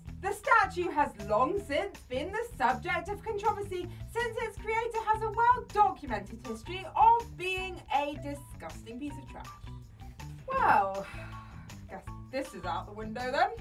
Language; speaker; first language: English; native; English